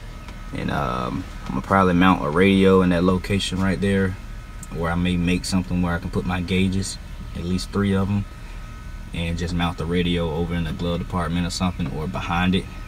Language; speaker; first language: English; native; English